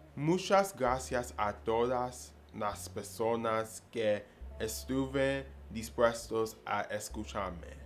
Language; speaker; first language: Spanish; early bilingual, heritage; Spanish